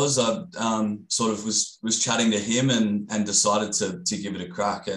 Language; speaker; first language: English; native; English